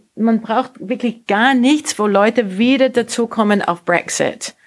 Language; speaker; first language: German; non-native, fluent; English